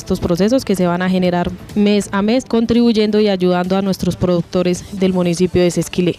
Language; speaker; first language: Spanish; native; Spanish